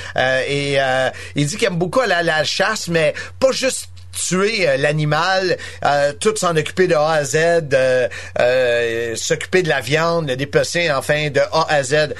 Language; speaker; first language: French; native; French